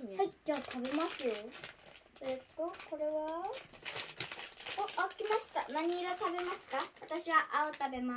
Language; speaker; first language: Japanese; non-native, learner; Filipino